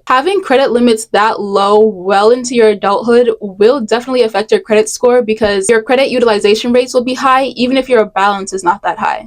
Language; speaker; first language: English; native; English